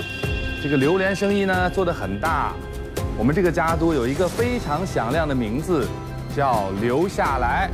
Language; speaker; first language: Chinese; native; Chinese